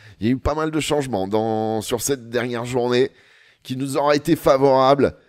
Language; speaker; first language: French; native; French